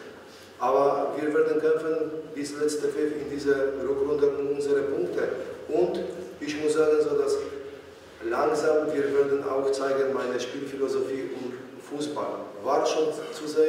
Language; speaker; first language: German; non-native, fluent; Polish